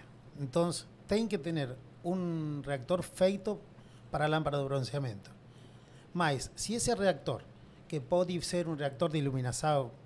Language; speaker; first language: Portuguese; non-native, learner; Spanish